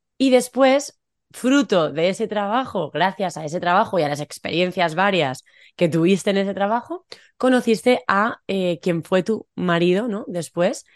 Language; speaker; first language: Spanish; native; Spanish